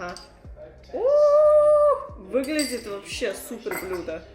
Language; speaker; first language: Russian; early bilingual, other home language; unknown